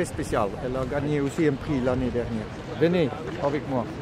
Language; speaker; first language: French; non-native, learner; Dutch